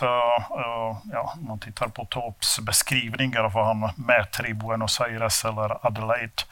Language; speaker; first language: Swedish; non-native, fluent; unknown